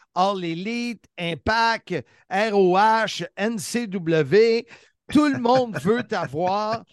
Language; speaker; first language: French; native; French